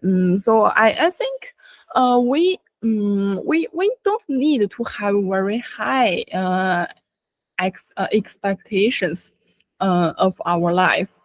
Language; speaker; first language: English; non-native, learner; Chinese